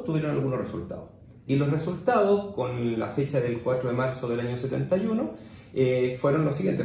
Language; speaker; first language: Spanish; native; Spanish